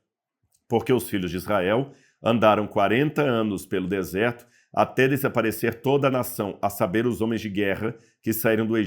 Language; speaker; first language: Portuguese; native; Portuguese